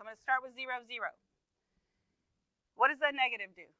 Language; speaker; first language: English; native; English